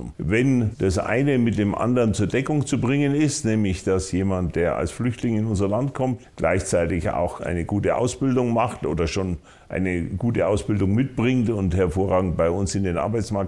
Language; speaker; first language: German; native; German